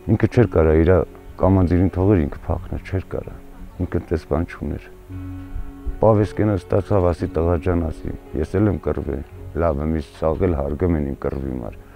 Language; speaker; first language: Armenian; non-native, local second language; Kurdish